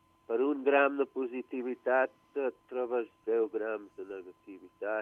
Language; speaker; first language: Catalan; early bilingual, heritage; Catalan